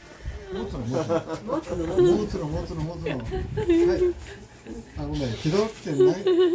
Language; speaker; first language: Japanese; native; Japanese